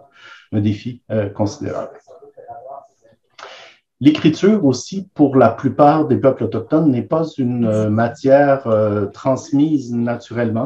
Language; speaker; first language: French; native; French